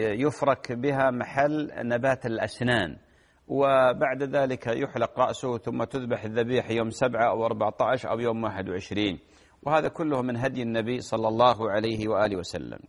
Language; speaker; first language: Arabic; native; Arabic